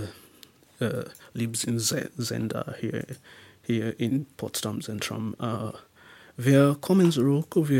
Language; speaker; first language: German; non-native, learner; English